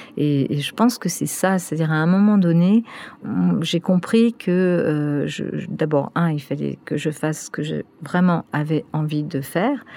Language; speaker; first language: French; early bilingual, other home language; Spanish